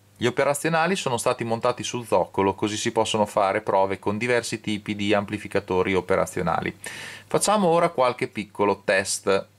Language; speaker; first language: Italian; native; Italian